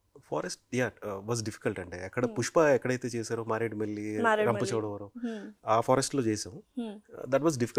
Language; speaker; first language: Telugu; native; Telugu